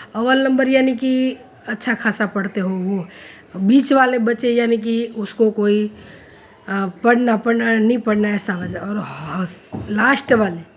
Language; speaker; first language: Hindi; non-native, local second language; Gujarati